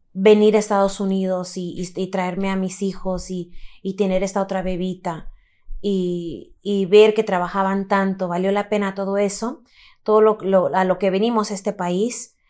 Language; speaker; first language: Spanish; early bilingual, heritage; Spanish